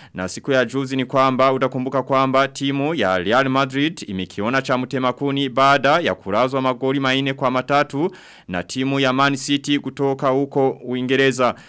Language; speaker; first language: Swahili; non-native, local second language; Rundi